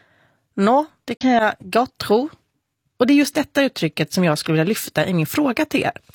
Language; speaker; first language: Swedish; native; Swedish